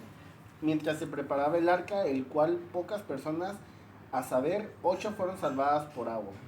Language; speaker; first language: Spanish; native; Spanish